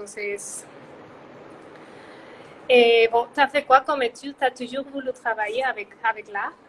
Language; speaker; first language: French; non-native, fluent; Spanish